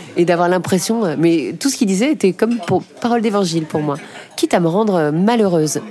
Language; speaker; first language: French; native; French